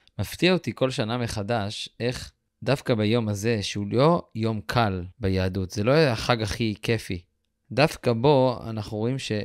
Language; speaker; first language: Hebrew; native; Hebrew